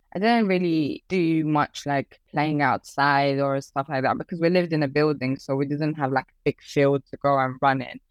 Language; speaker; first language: English; early bilingual, other home language; Persian